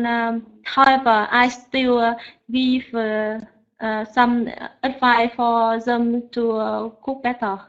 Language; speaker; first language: English; non-native, learner; Vietnamese